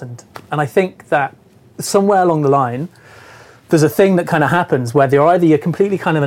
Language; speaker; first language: English; native; English